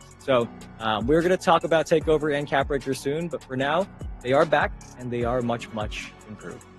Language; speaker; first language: English; native; English